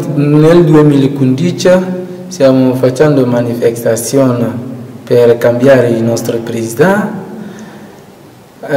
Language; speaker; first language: Italian; non-native, learner; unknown